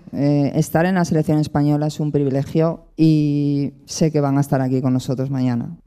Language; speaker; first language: Spanish; native; Spanish